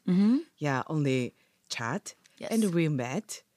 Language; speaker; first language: English; non-native, learner; Japanese